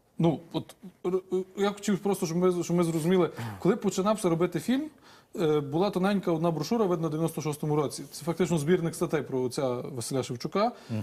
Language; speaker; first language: Ukrainian; native; Ukrainian